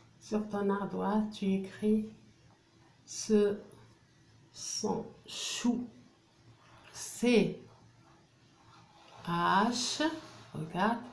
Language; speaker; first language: French; non-native, local second language; Arabic